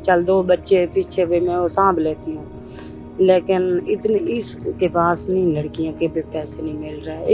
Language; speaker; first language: Urdu; non-native, local second language; Punjabi